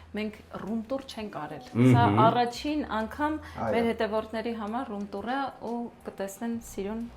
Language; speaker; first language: Armenian; native; Armenian